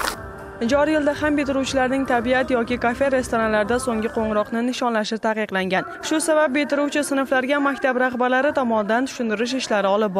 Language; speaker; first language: Kyrgyz; non-native, local second language; Uzbek